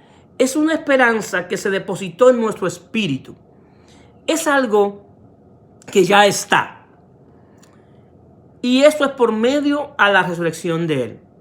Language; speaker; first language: Spanish; native; Spanish